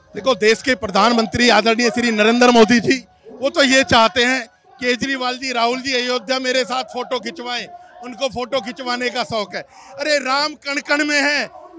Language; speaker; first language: Hindi; native; Hindi